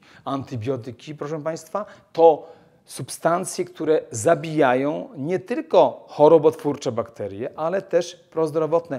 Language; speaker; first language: Polish; native; Polish